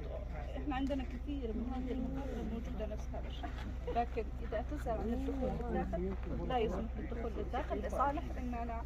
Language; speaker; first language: Arabic; native; Arabic